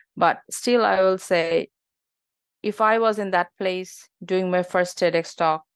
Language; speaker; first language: English; non-native, local second language; Bangla